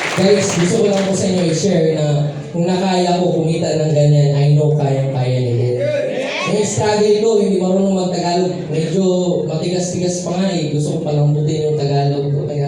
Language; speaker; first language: Filipino; non-native, local second language; Cebuano